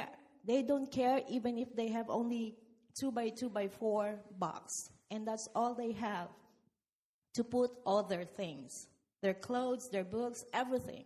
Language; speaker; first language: English; non-native, local second language; Filipino